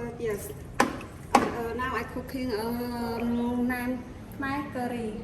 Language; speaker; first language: English; non-native, learner; Khmer